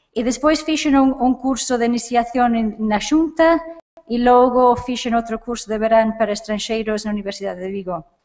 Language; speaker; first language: Galician; non-native, fluent; English